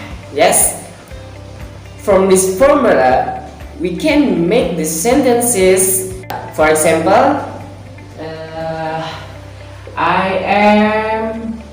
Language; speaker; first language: English; non-native, learner; Indonesian